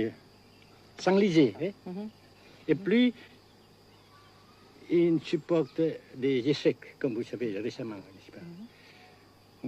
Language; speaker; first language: French; non-native, fluent; Vietnamese